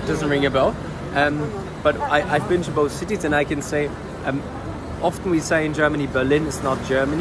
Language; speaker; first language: English; non-native, fluent; German